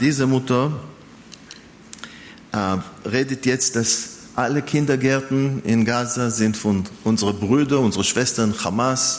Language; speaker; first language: German; non-native, fluent; Hebrew